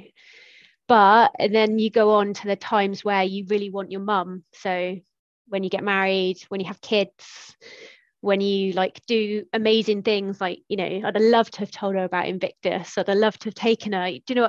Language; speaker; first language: English; native; English